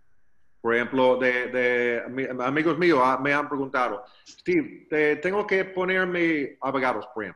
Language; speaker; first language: Spanish; non-native, learner; English